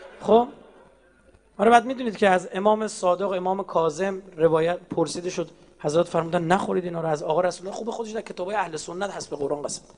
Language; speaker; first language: Persian; native; Persian